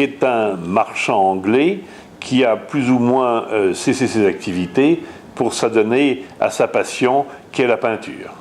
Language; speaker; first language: French; native; French